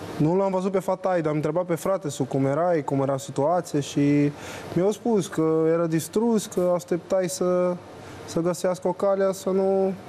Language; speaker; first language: Romanian; non-native, fluent; Portuguese